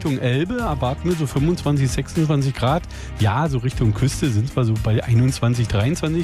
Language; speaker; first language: German; native; German